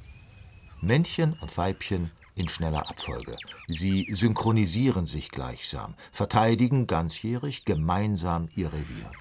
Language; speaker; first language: German; native; German